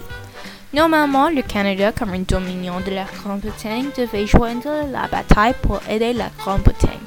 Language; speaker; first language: French; non-native, learner; English